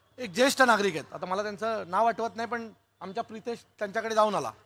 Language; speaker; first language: Marathi; native; Marathi